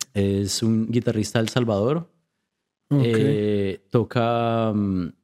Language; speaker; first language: Spanish; native; Spanish